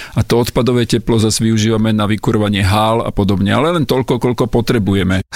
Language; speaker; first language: Slovak; native; Slovak